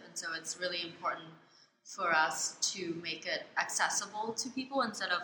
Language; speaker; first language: English; non-native, local second language; Cantonese